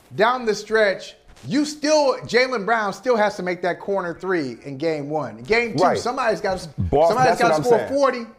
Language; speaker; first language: English; native; English